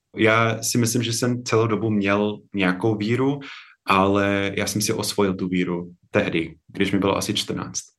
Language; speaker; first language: Czech; non-native, fluent; English